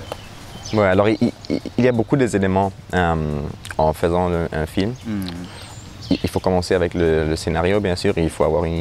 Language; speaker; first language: French; non-native, learner; German